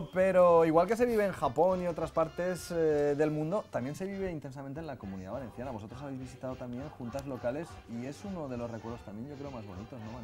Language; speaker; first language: Spanish; native; Spanish